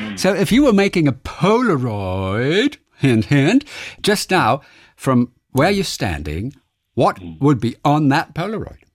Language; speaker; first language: English; non-native, fluent; German